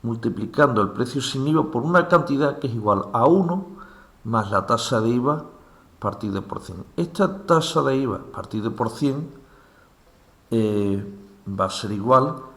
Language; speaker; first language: Spanish; native; Spanish